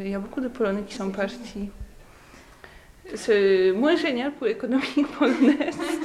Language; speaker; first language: French; non-native, fluent; Polish